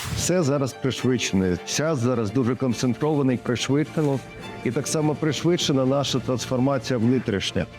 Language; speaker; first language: Ukrainian; non-native, local second language; Russian